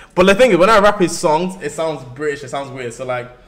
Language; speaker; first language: English; native; English